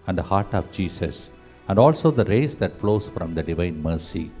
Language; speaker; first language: English; non-native, local second language; Telugu